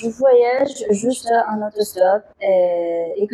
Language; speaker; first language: French; non-native, fluent; Indonesian